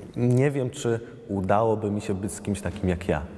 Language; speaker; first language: Polish; non-native, fluent; Italian